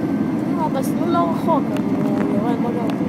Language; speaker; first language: Hebrew; native; Hebrew